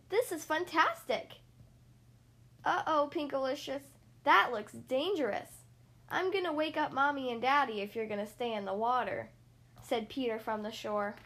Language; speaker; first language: English; native; English